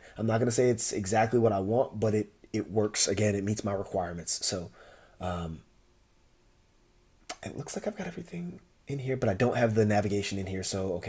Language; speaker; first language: English; native; English